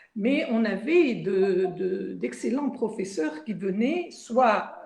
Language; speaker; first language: French; non-native, local second language; Arabic